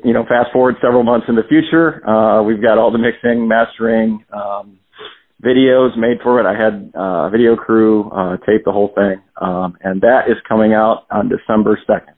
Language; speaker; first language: English; native; English